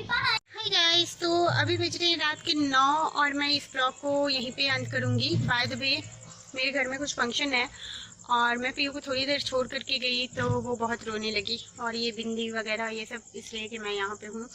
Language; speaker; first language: Hindi; native; Hindi